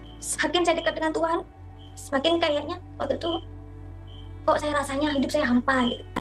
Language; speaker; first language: Indonesian; non-native, local second language; Madurese